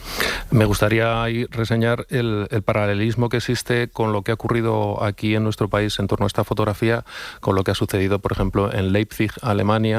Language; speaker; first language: Spanish; native; Spanish